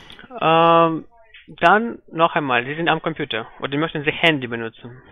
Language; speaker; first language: German; non-native, fluent; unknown